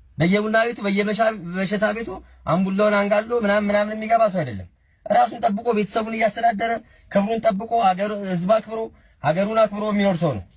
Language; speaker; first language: Amharic; native; Amharic